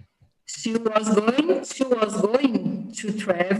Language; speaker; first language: English; non-native, learner; Portuguese